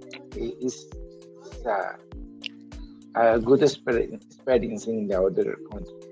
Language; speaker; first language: English; non-native, learner; Spanish